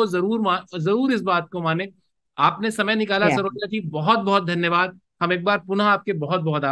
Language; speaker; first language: Hindi; native; Hindi